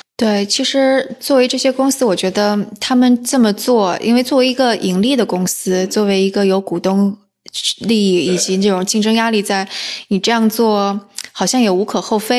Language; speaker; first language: Chinese; native; Chinese